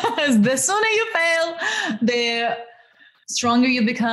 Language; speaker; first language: English; non-native, fluent; Ukrainian